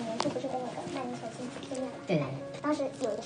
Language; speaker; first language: Chinese; native; Chinese